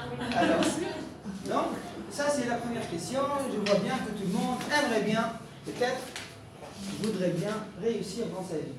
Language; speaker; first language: French; non-native, local second language; Arabic